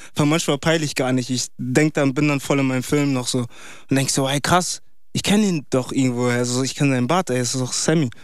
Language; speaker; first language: German; early bilingual, other home language; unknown